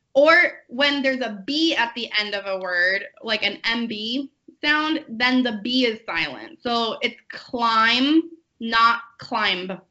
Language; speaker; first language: English; native; English